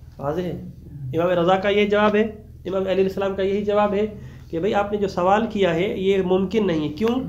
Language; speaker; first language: Urdu; non-native, local second language; Sindhi